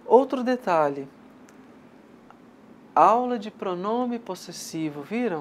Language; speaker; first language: Portuguese; native; Portuguese